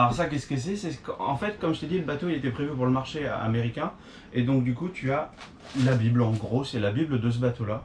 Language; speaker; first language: French; native; French